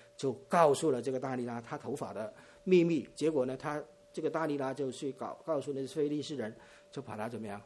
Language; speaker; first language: Chinese; non-native, local second language; Cantonese